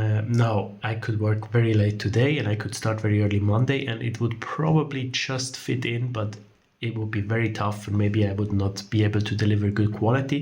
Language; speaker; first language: English; non-native, fluent; German